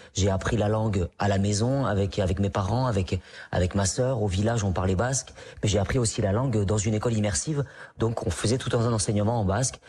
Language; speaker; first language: French; non-native, local second language; Basque